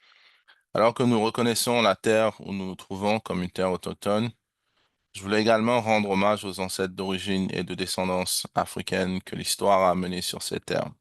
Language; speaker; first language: French; native; French